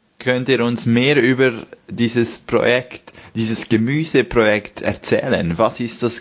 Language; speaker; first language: German; native; German